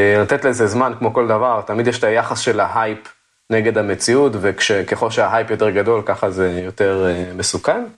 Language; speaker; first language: Hebrew; native; Hebrew